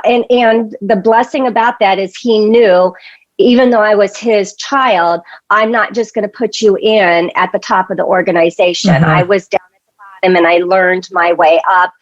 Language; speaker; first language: English; native; English